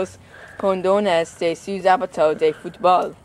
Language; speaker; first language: Spanish; non-native, learner; English